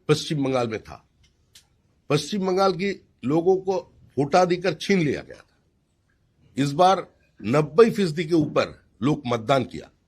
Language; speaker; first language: Hindi; non-native, local second language; Bangla